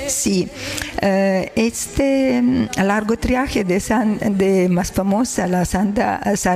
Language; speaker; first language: Spanish; non-native, learner; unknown